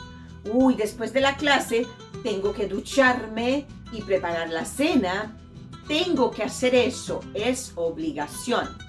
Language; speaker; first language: Spanish; non-native, fluent; Portuguese